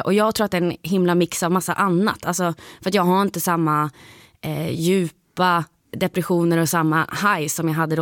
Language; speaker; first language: Swedish; native; Swedish